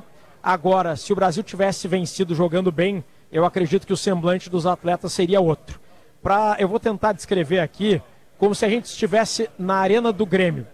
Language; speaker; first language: Portuguese; native; Portuguese